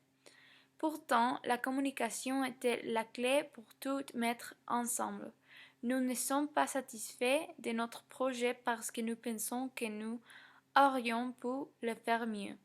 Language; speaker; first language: French; non-native, learner; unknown